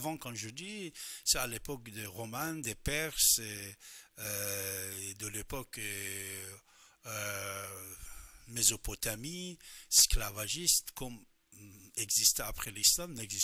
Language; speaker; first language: French; non-native, fluent; Persian